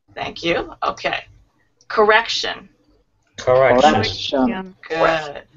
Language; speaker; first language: English; native; English